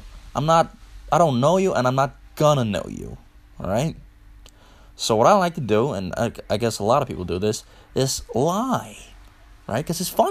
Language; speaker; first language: English; non-native, fluent; Danish